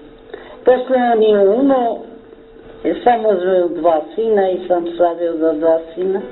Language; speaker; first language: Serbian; non-native, local second language; Romany